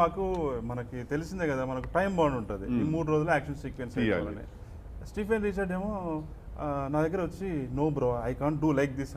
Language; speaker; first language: Telugu; native; Telugu